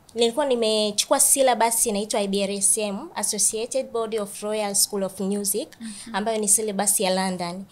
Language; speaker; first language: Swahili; native; Swahili